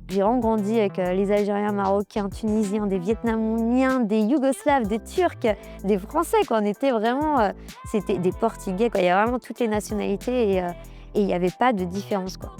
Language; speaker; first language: French; native; French